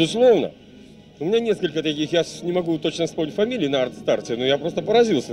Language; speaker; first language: Russian; native; Russian